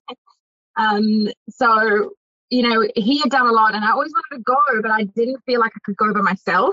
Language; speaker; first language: English; native; English